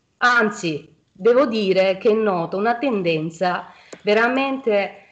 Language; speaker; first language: Italian; non-native, fluent; Albanian